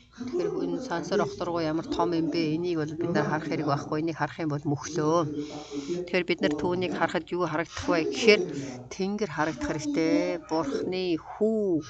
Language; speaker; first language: Mongolian; non-native, fluent; Korean